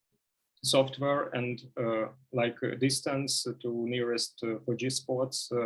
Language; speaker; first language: English; non-native, fluent; Ukrainian